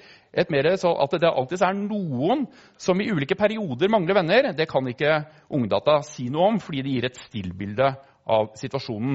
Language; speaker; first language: Norwegian; native; Norwegian